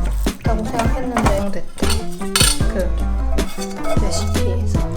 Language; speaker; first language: Korean; non-native, fluent; German